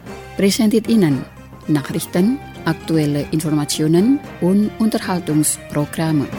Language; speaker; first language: German; non-native, fluent; Indonesian